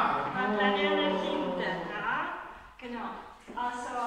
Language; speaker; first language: German; non-native, fluent; Spanish